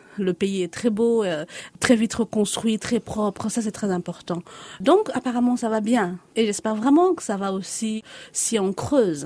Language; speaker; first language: French; non-native, local second language; Lingala